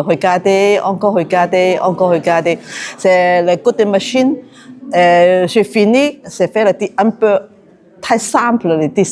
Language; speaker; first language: French; non-native, learner; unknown